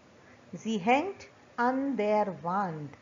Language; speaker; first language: German; non-native, fluent; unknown